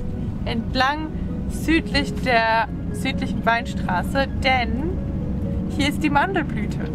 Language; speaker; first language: German; native; German